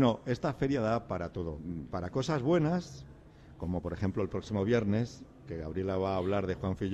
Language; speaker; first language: Spanish; native; Spanish